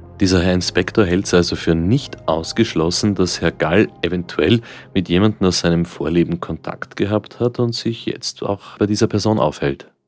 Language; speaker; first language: German; native; German